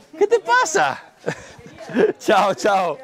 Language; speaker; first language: Spanish; early bilingual, heritage; Spanish